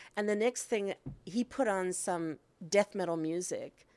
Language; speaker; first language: English; native; English